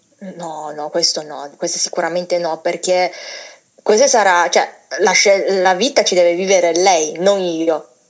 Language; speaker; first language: Italian; non-native, fluent; Chinese